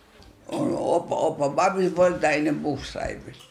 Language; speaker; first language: German; non-native, learner; Greek